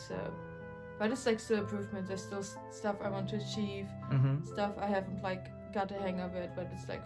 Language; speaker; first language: English; non-native, fluent; German